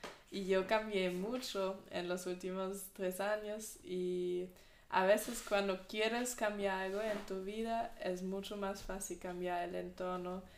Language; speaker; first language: Spanish; non-native, fluent; German